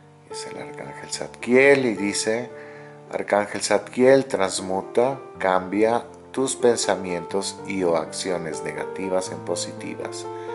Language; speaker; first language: Spanish; native; Spanish